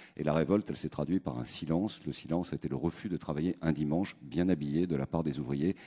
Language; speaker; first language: French; native; French